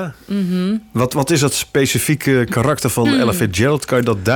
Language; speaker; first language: Dutch; native; Dutch